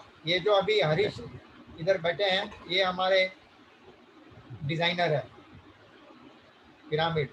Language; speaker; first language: Hindi; native; Hindi